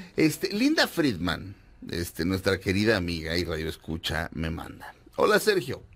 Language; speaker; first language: Spanish; native; Spanish